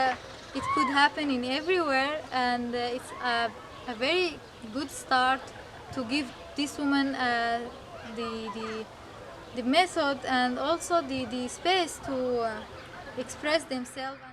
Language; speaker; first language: English; non-native, fluent; Arabic